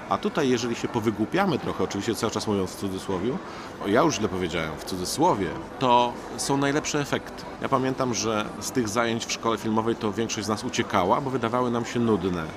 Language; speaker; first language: Polish; native; Polish